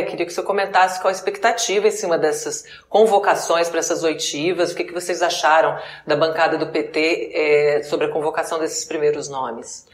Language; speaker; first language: Portuguese; native; Portuguese